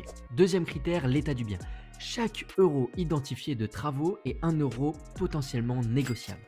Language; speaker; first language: French; native; French